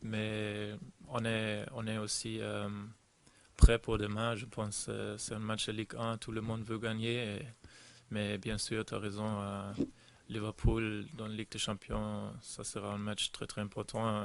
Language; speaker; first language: French; non-native, fluent; German